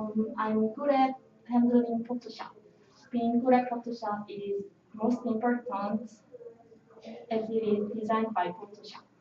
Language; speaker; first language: English; non-native, learner; Korean